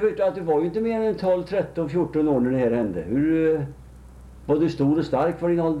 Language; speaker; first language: Swedish; native; Swedish